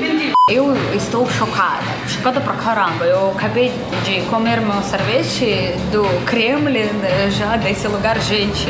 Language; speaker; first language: Portuguese; non-native, learner; Russian